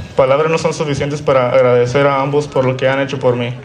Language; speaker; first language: Spanish; early bilingual, heritage; Spanish